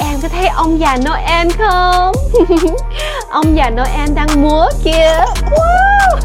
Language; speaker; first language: Vietnamese; early bilingual, heritage; Vietnamese